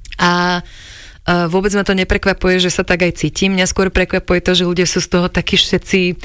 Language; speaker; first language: Slovak; early bilingual, other home language; English